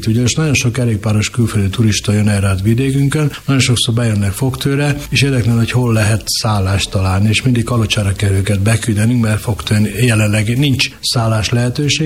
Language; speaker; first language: Hungarian; native; Hungarian